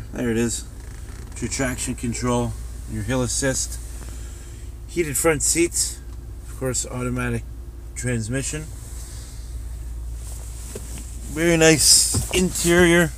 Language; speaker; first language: English; native; English